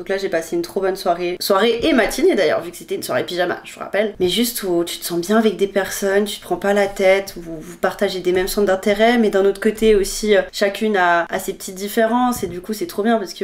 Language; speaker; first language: French; native; French